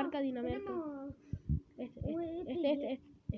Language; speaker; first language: Spanish; native; Spanish